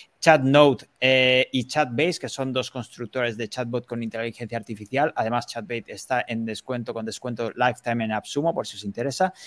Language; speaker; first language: Spanish; native; Spanish